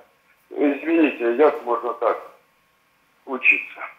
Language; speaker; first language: Russian; non-native, local second language; Ukrainian